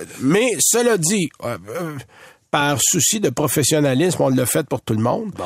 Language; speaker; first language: French; native; French